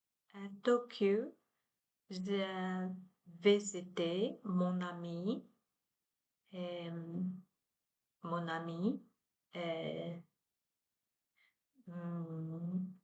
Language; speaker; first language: French; non-native, learner; Chinese